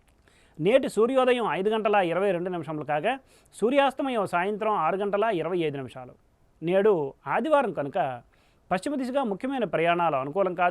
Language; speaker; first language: Telugu; native; Telugu